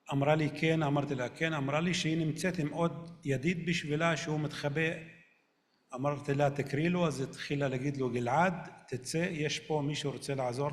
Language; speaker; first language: Hebrew; non-native, local second language; Arabic